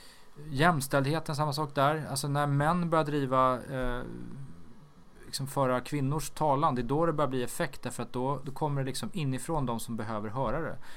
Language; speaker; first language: Swedish; native; Swedish